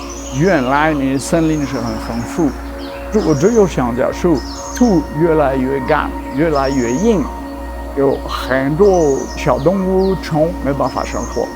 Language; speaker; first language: Chinese; non-native, fluent; French